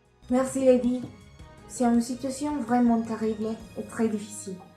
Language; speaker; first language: French; non-native, learner; Spanish